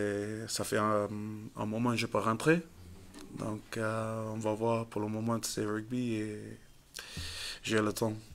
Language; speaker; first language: French; non-native, fluent; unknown